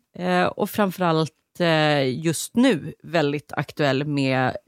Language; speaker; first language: Swedish; native; Swedish